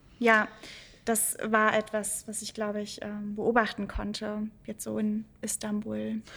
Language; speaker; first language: German; early bilingual, other home language; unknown